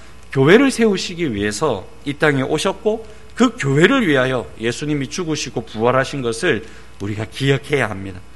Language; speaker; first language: Korean; native; Korean